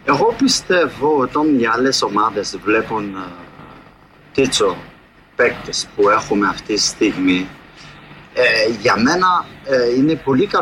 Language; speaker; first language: Greek; non-native, fluent; French